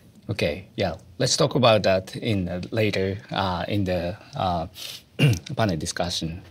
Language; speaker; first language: English; non-native, fluent; Japanese